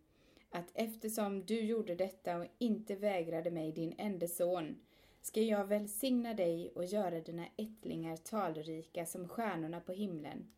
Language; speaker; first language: Swedish; native; Swedish